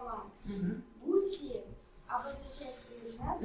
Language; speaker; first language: Russian; non-native, local second language; Kazakh